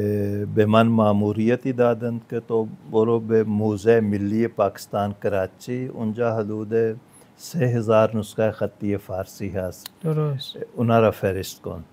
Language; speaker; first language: Persian; non-native, fluent; Punjabi